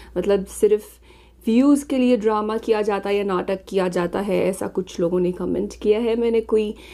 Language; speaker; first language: Urdu; non-native, fluent; Arabic